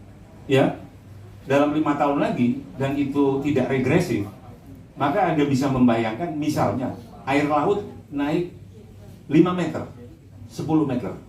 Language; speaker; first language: Indonesian; non-native, local second language; Javanese